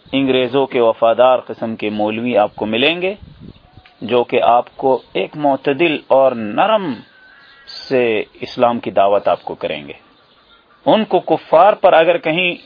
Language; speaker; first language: Urdu; native; Urdu